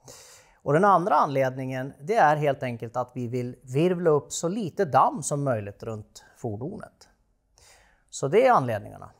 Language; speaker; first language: Swedish; native; Swedish